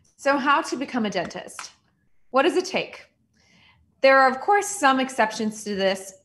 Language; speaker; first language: English; native; English